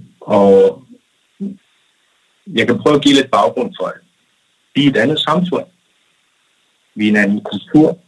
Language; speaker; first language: Danish; non-native, local second language; Kalaallisut